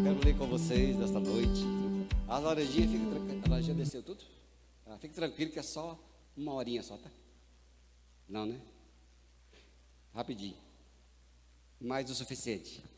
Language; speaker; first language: Portuguese; native; Portuguese